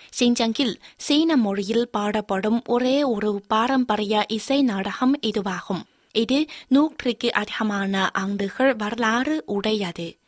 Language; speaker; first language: Tamil; non-native, fluent; Chinese